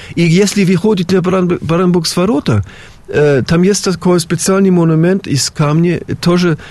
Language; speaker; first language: Russian; non-native, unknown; German